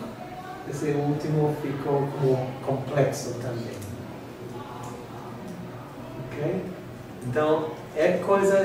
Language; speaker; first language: Portuguese; non-native, learner; English